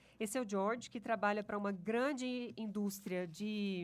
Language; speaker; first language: Portuguese; native; Portuguese